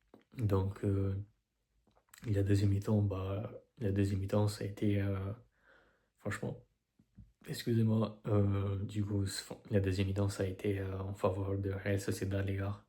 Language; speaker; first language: French; non-native, fluent; Albanian